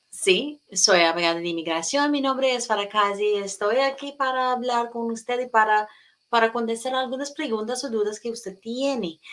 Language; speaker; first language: Spanish; non-native, fluent; English